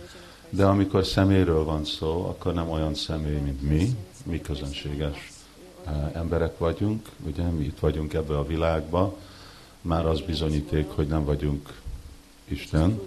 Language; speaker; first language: Hungarian; early bilingual, heritage; Hungarian